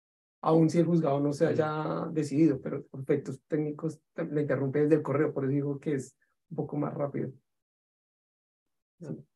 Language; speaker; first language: Spanish; native; Spanish